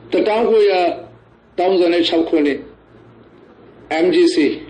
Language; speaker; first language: Burmese; non-native, local second language; Rohingya